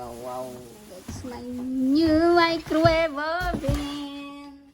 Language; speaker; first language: English; non-native, learner; Filipino